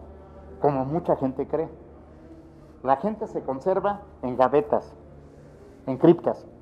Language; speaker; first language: Spanish; native; Spanish